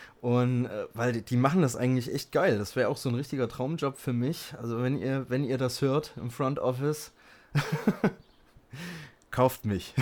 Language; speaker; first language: German; native; German